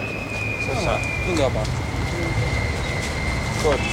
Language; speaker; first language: German; non-native, learner; French